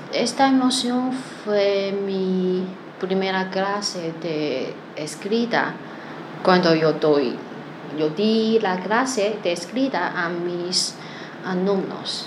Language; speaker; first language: Spanish; non-native, learner; Chinese